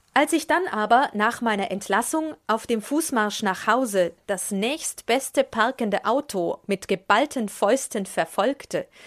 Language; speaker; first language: German; native; German